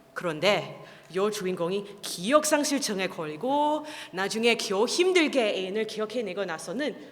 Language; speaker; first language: Korean; non-native, fluent; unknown